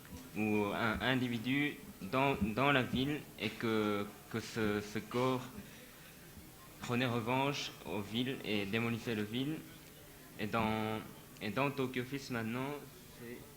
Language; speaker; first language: French; non-native, fluent; Japanese